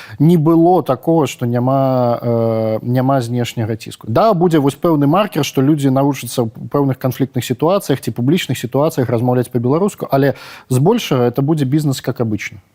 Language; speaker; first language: Belarusian; non-native, local second language; Russian